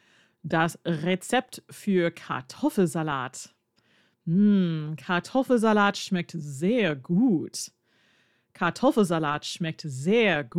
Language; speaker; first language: German; non-native, fluent; English